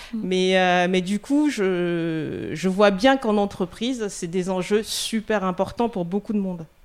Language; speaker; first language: French; non-native, local second language; Russian